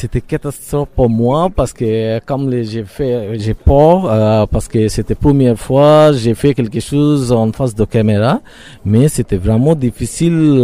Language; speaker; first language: French; non-native, learner; Bangla